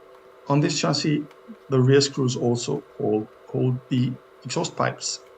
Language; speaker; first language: English; non-native, fluent; German